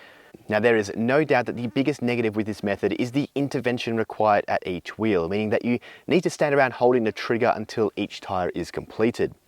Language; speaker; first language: English; native; English